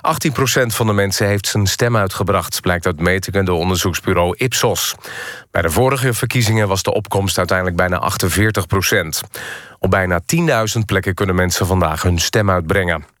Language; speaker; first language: Dutch; native; Dutch